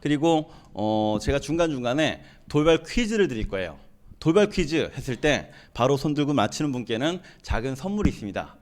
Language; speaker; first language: Korean; native; Korean